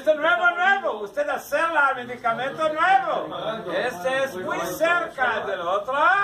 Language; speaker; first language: Spanish; non-native, learner; Hebrew